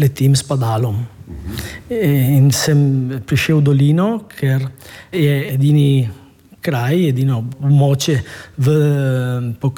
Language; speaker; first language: Slovenian; non-native, fluent; Italian